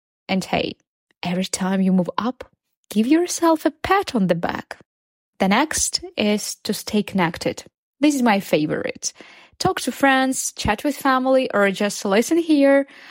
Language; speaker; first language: English; non-native, fluent; Ukrainian